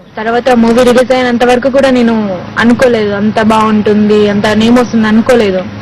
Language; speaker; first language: Telugu; non-native, local second language; Lambadi